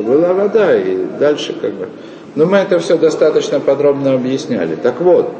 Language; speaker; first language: Russian; native; Russian